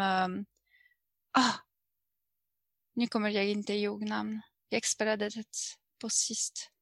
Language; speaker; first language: Swedish; non-native, learner; French